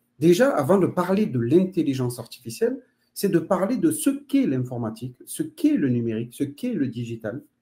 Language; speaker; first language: French; native; French